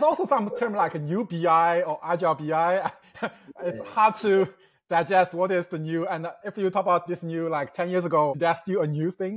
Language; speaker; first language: English; non-native, fluent; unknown